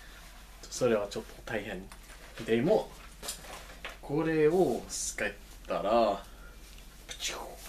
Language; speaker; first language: Japanese; non-native, learner; English